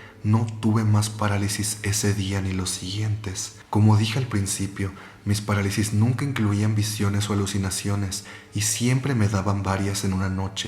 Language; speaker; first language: Spanish; native; Spanish